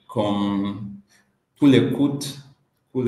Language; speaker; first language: French; non-native, learner; Swahili